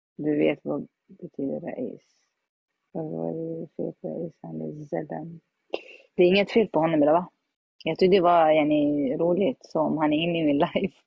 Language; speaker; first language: Swedish; early bilingual, other home language; Arabic